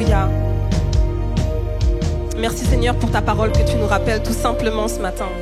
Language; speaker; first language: French; native; French